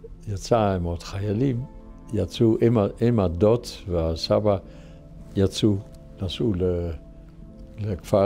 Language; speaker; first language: Hebrew; non-native, fluent; Dutch